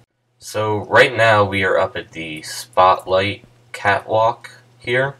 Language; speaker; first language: English; native; English